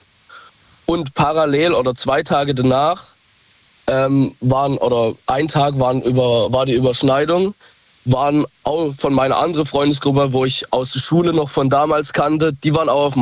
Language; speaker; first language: German; native; German